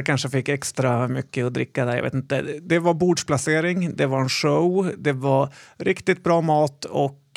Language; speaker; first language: Swedish; native; Swedish